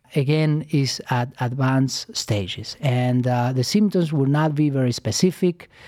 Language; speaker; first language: English; non-native, fluent; Spanish